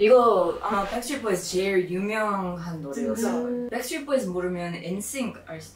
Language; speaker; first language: Korean; non-native, fluent; English